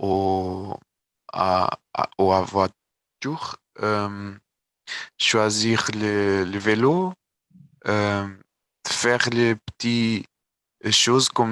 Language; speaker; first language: French; non-native, learner; Portuguese